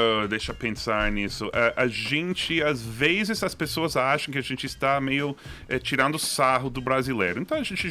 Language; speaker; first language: Portuguese; non-native, fluent; English